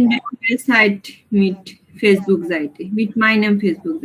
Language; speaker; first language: German; non-native, learner; Bangla